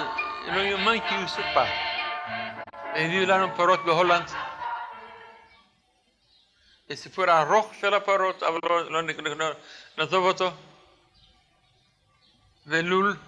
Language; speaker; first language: Hebrew; non-native, fluent; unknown